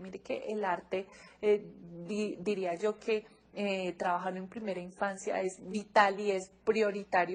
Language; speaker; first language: Spanish; native; Spanish